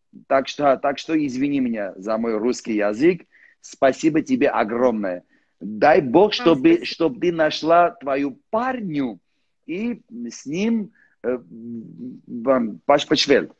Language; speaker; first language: Russian; non-native, learner; Armenian